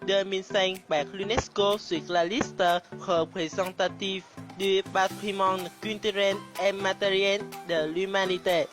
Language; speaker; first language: French; non-native, learner; Vietnamese